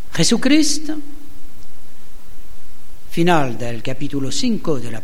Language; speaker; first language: Spanish; non-native, fluent; French